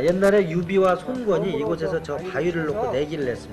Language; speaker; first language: Korean; native; Korean